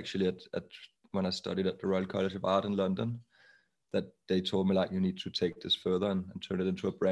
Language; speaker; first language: English; non-native, fluent; Danish